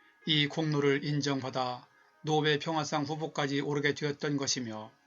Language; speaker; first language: Korean; native; Korean